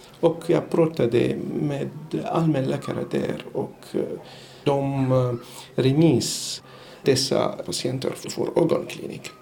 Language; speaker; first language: Swedish; non-native, learner; Arabic